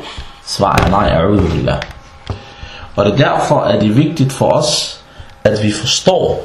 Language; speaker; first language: Danish; early bilingual, other home language; Arabic